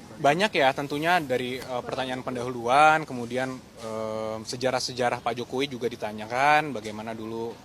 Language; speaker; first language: Indonesian; native; Indonesian